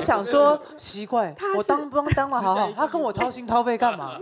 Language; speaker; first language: Chinese; native; Chinese